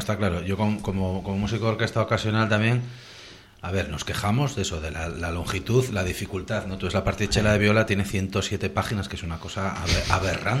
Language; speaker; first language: Spanish; native; Spanish